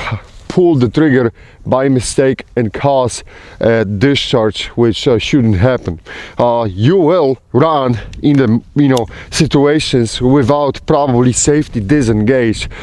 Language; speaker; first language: English; non-native, fluent; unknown